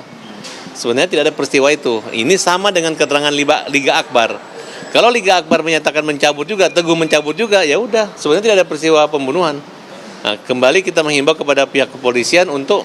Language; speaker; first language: Indonesian; native; Indonesian